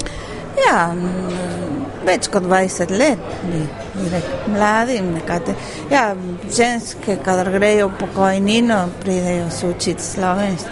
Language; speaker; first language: Slovenian; early bilingual, heritage; Spanish